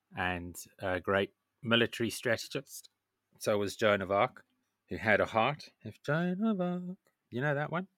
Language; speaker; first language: English; native; English